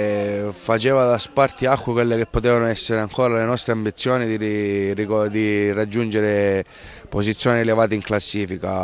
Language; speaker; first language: Italian; native; Italian